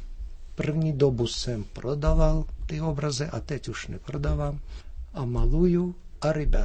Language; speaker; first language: Czech; early bilingual, heritage; Czech